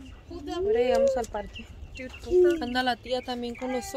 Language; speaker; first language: Spanish; native; Spanish